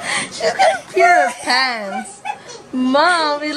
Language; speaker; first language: English; early bilingual, other home language; Spanish